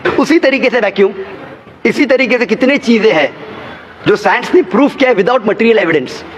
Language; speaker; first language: Hindi; non-native, local second language; Konkani